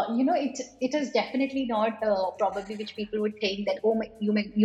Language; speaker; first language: English; non-native, local second language; Hindi